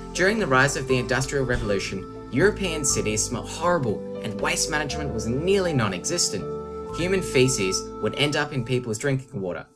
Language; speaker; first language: English; native; English